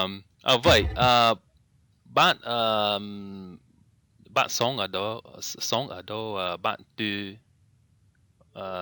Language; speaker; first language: Vietnamese; non-native, learner; English